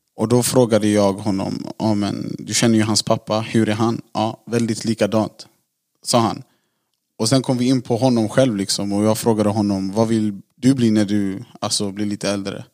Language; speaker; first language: Swedish; native; Swedish